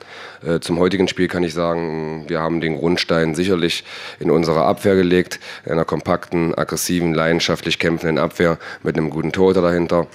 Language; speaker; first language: German; native; German